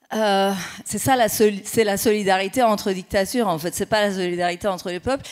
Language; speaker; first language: French; non-native, fluent; Persian